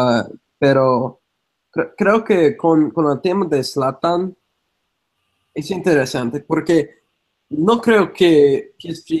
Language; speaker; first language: Spanish; non-native, fluent; English